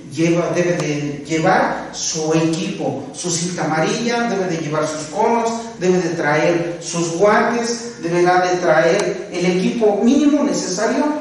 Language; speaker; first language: Spanish; native; Spanish